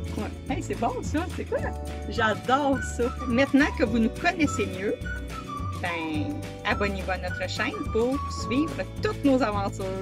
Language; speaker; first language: French; native; French